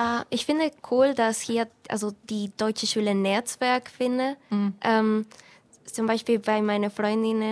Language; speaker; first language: German; non-native, fluent; Spanish